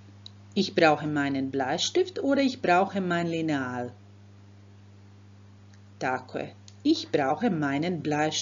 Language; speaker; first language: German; non-native, fluent; Croatian